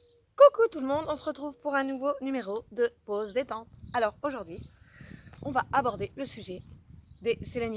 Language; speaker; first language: French; native; French